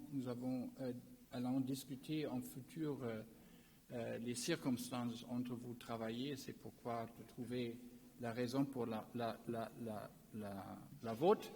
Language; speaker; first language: French; non-native, learner; German